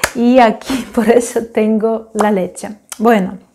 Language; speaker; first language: Spanish; non-native, fluent; Ukrainian